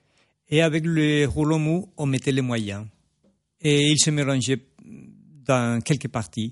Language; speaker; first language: French; non-native, fluent; Spanish